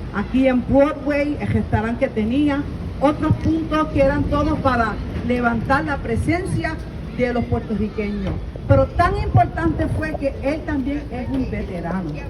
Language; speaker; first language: Spanish; early bilingual, heritage; Spanish